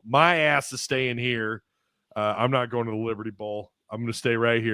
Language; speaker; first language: English; native; English